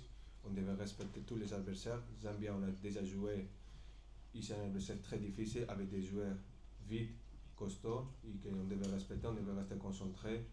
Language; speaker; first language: French; non-native, fluent; Spanish